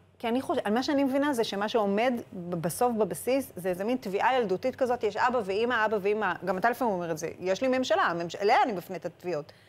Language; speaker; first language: Hebrew; native; Hebrew